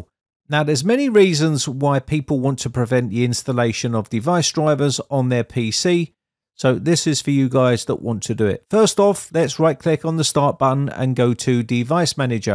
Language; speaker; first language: English; native; English